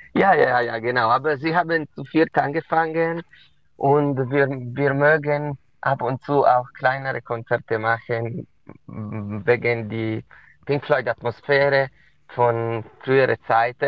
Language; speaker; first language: German; non-native, local second language; Italian